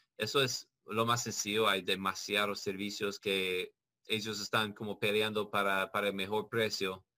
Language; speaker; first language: Spanish; non-native, learner; English